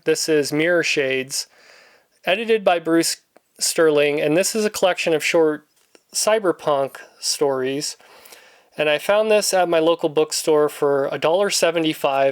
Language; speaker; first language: English; native; English